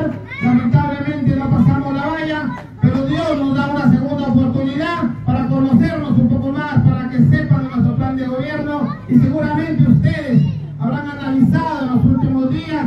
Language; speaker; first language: Spanish; native; Spanish